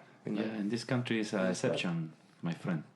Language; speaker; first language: English; non-native, learner; Spanish